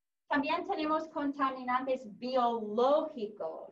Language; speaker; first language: Spanish; non-native, fluent; English